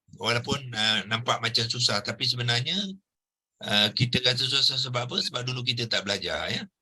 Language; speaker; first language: Malay; native; Malay